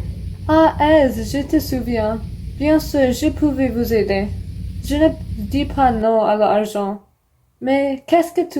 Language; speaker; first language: French; non-native, learner; English